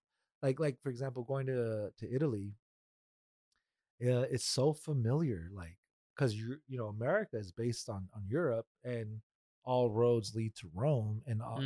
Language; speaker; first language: English; early bilingual, other home language; Spanish